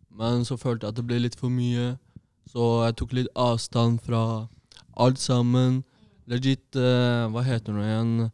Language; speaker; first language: Norwegian; native; Norwegian